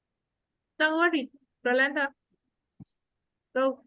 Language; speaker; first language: English; non-native, learner; Spanish